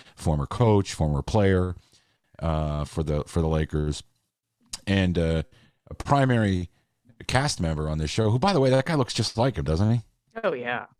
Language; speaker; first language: English; native; English